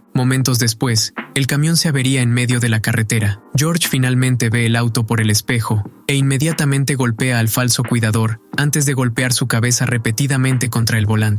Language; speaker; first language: Spanish; native; Spanish